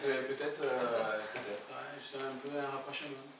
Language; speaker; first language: French; native; French